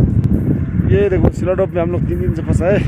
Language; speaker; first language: Hindi; non-native, local second language; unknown